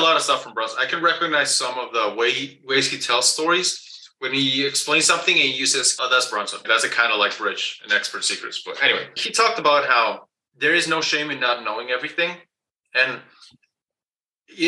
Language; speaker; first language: English; non-native, fluent; Spanish